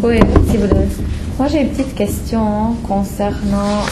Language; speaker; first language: French; non-native, fluent; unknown